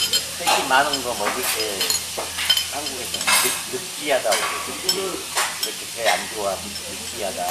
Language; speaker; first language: Korean; non-native, learner; Filipino